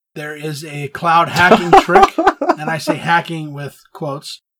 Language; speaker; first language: English; native; English